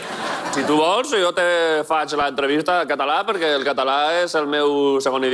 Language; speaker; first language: Catalan; non-native, local second language; Spanish